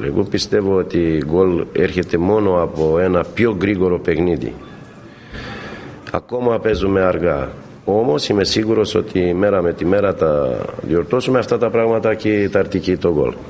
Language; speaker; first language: Greek; non-native, fluent; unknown